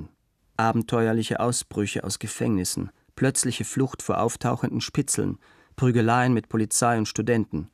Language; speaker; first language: German; native; German